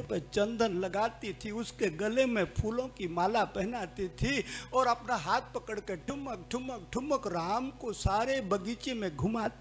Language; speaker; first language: Hindi; native; Hindi